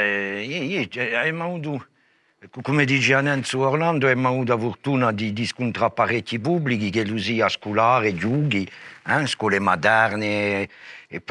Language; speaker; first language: Italian; non-native, learner; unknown